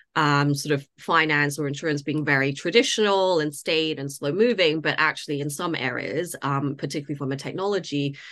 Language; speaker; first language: English; native; English